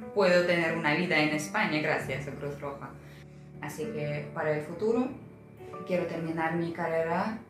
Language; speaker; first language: Spanish; non-native, learner; Ukrainian